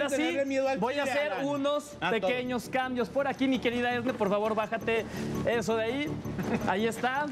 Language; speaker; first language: Spanish; native; Spanish